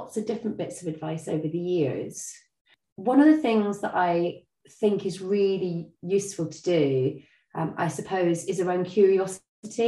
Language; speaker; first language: English; native; English